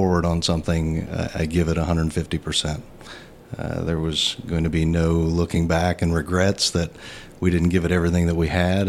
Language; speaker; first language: English; native; English